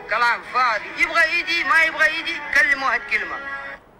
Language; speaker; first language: Arabic; non-native, learner; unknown